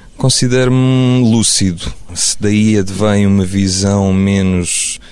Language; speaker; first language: Portuguese; early bilingual, other home language; French